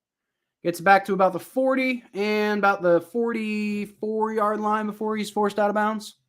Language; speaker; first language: English; native; English